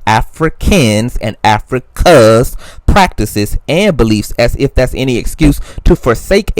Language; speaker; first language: English; native; English